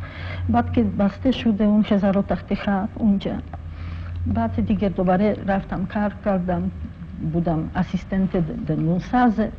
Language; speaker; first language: Persian; non-native, fluent; Polish